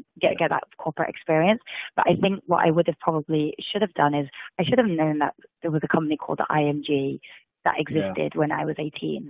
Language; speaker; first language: English; native; English